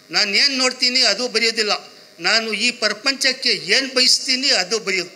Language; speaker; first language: Kannada; non-native, local second language; Urdu